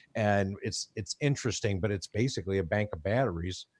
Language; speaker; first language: English; native; English